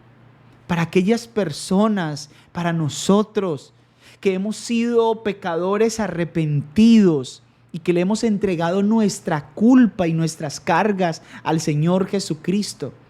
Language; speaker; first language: Spanish; native; Spanish